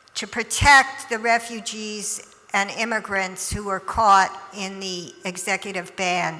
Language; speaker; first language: English; native; English